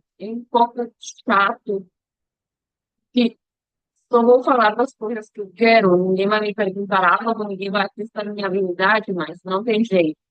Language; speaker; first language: Portuguese; non-native, learner; Spanish